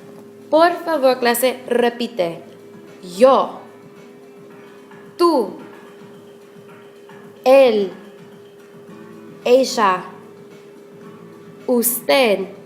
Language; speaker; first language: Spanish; non-native, fluent; English